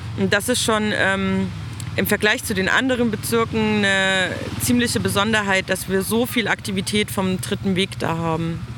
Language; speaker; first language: German; native; German